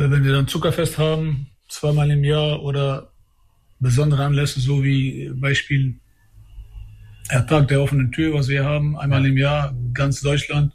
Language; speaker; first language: German; early bilingual, other home language; Albanian